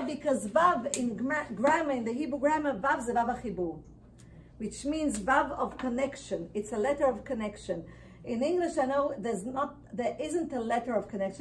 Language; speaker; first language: English; non-native, fluent; Hebrew